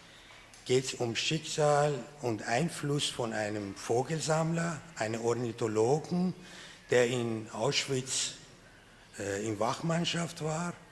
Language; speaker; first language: German; non-native, fluent; Persian